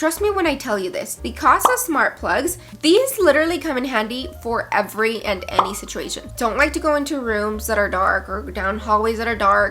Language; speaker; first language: English; native; English